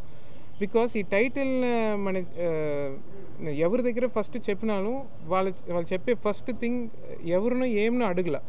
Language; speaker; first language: Telugu; non-native, learner; Tamil